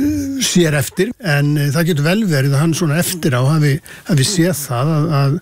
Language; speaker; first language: Icelandic; native; Icelandic